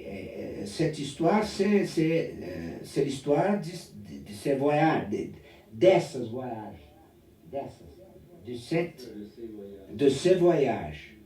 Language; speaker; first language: French; non-native, learner; Portuguese